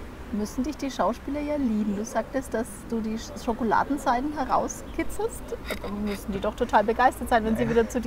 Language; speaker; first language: German; native; German